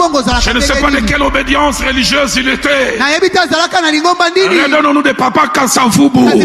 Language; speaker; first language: French; non-native, local second language; Lingala